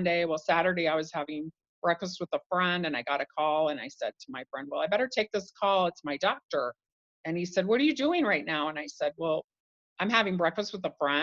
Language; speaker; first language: English; native; English